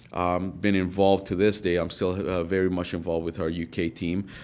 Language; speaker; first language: English; early bilingual, other home language; Spanish